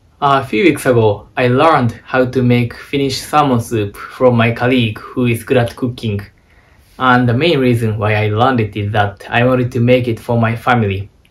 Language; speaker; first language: English; non-native, fluent; Japanese